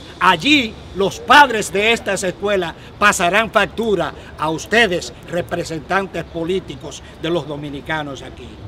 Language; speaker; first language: Spanish; native; Spanish